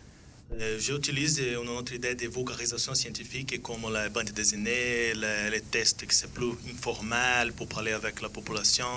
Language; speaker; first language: French; non-native, fluent; Portuguese